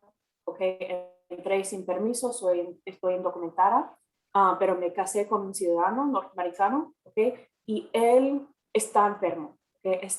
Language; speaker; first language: Spanish; non-native, fluent; English